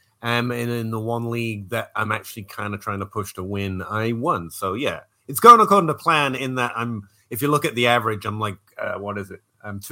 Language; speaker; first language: English; native; English